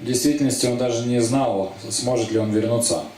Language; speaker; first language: Russian; native; Russian